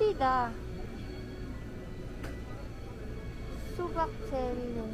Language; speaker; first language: Korean; non-native, learner; Filipino